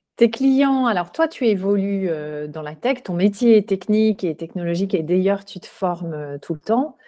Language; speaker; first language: French; native; French